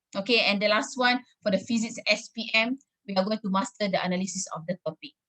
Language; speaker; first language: English; non-native, local second language; Malay